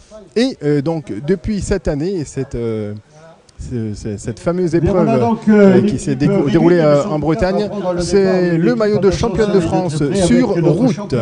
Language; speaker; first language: French; native; French